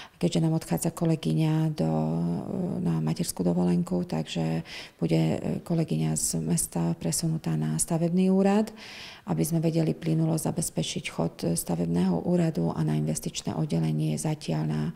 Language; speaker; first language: Slovak; native; Slovak